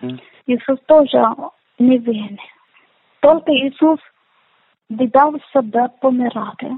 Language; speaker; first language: Ukrainian; non-native, learner; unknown